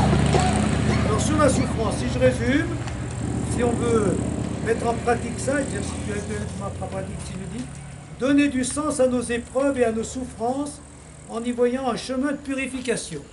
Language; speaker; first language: French; native; French